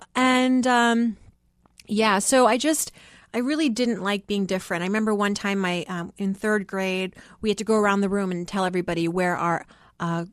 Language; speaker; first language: English; early bilingual, other home language; Persian